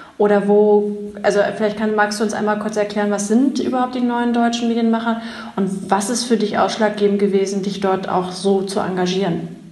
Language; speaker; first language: German; native; German